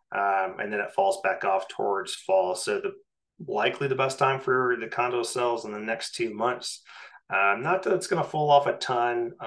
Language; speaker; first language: English; native; English